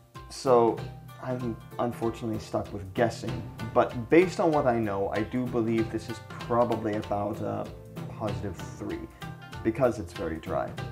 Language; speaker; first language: English; native; English